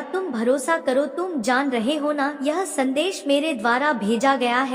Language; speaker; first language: Hindi; native; Hindi